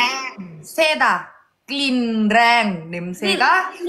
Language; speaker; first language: Korean; non-native, fluent; Thai